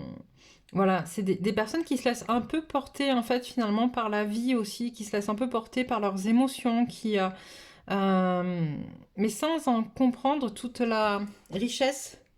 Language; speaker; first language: French; native; French